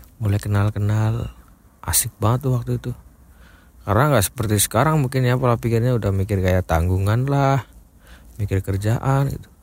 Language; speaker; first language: Indonesian; native; Indonesian